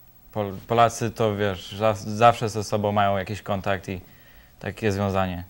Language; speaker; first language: Polish; early bilingual, heritage; Polish